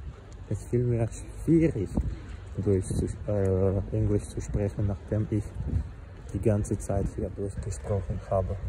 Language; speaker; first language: German; non-native, fluent; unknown